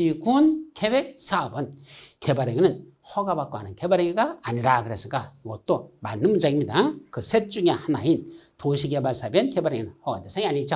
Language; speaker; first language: Korean; native; Korean